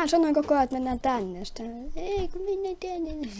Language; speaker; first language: Finnish; native; Finnish